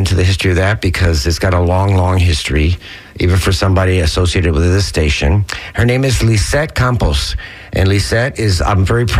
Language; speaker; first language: English; native; English